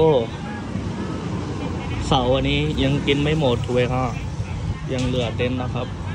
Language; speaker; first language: Thai; non-native, fluent; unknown